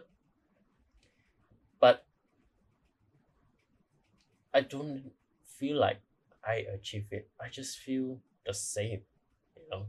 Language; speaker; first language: English; non-native, local second language; Chinese